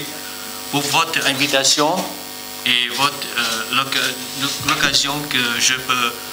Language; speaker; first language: French; non-native, learner; Vietnamese